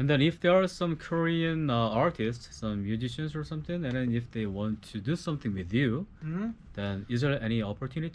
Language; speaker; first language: English; non-native, fluent; Korean